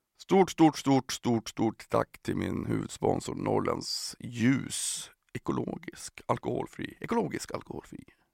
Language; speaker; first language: Swedish; native; Swedish